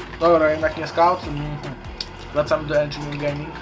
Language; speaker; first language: Polish; native; Polish